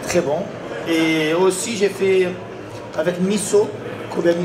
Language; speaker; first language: French; non-native, learner; Portuguese